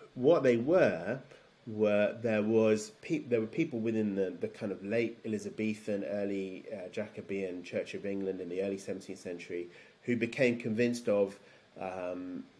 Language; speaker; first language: English; native; English